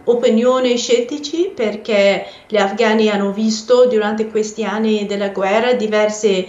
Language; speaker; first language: Italian; non-native, fluent; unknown